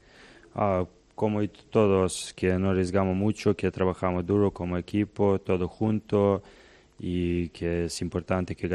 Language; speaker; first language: Spanish; non-native, learner; Serbian